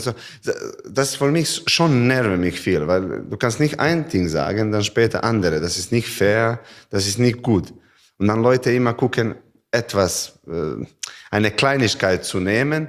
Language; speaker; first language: German; non-native, learner; Serbian